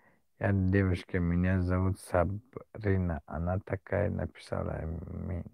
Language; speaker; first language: Russian; non-native, learner; Tajik